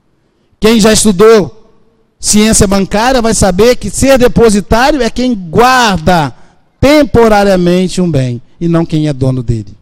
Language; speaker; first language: Portuguese; native; Portuguese